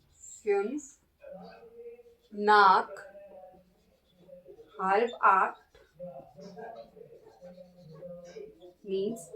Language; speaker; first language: German; non-native, learner; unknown